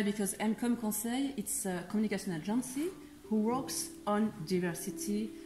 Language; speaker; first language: English; non-native, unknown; French